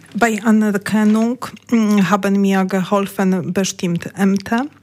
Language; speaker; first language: German; non-native, learner; Polish